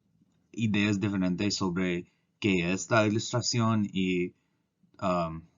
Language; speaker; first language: Spanish; non-native, learner; English